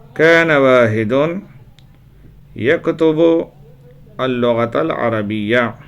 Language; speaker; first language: Arabic; non-native, fluent; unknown